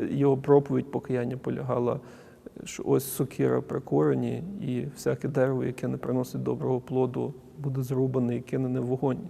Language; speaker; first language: Ukrainian; native; Ukrainian